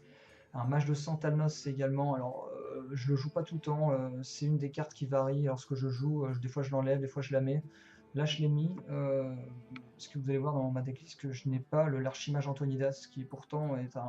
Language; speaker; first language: French; native; French